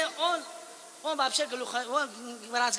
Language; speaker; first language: Russian; non-native, learner; Tajik